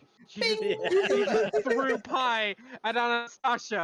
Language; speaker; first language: English; native; English